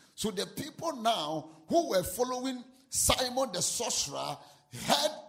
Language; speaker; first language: English; non-native, local second language; Akan